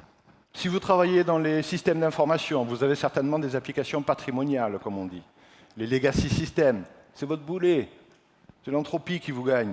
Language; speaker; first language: French; native; French